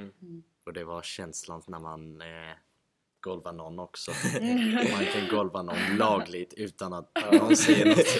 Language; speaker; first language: Swedish; early bilingual, other home language; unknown